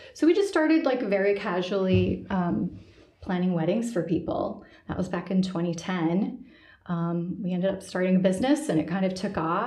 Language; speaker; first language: English; native; English